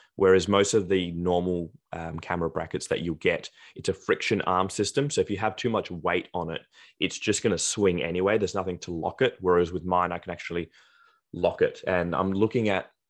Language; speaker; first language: English; native; English